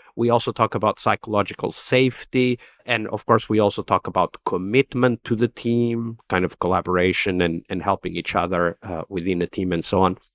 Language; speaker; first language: English; non-native, fluent; Portuguese